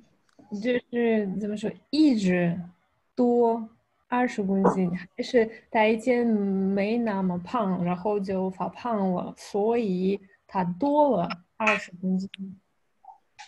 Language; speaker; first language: Chinese; non-native, fluent; Russian